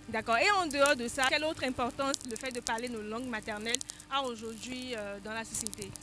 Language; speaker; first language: French; non-native, local second language; Fon